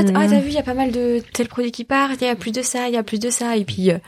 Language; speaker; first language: French; native; French